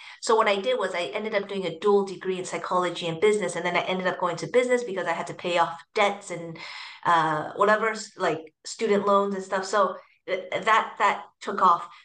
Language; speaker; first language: English; early bilingual, other home language; Cantonese